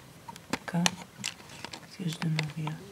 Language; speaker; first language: Bulgarian; native; Bulgarian